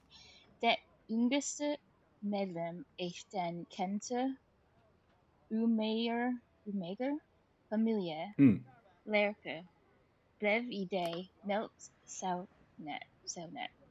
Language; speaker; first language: Danish; non-native, learner; English